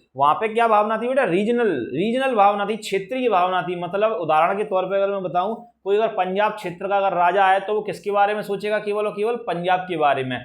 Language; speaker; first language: Hindi; native; Hindi